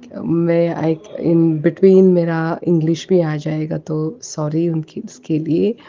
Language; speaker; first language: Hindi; non-native, learner; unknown